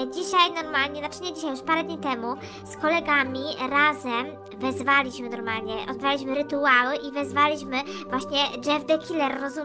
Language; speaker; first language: Polish; native; Polish